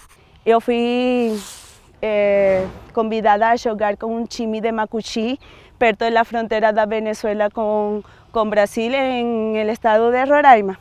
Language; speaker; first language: Portuguese; non-native, learner; Spanish